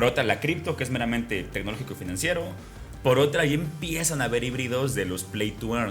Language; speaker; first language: Spanish; native; Spanish